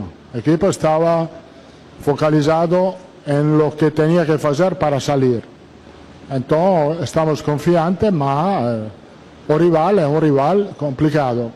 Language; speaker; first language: Portuguese; non-native, learner; Italian